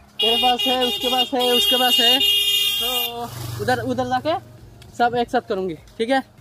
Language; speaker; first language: Hindi; non-native, local second language; Bangla